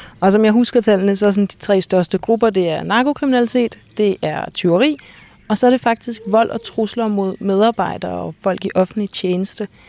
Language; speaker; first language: Danish; native; Danish